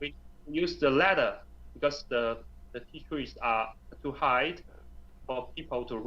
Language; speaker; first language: English; non-native, learner; Chinese